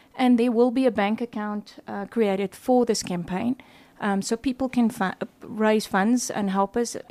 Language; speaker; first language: English; non-native, local second language; Afrikaans